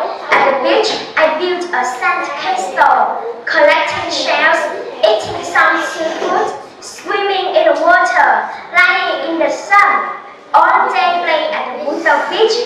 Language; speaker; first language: English; non-native, learner; Vietnamese